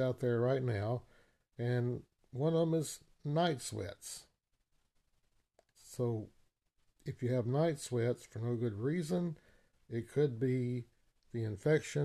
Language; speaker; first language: English; native; English